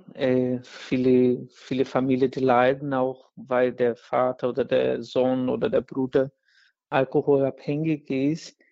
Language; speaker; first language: German; non-native, fluent; Portuguese